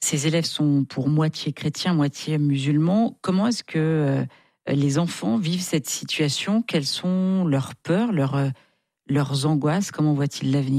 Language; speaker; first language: French; native; French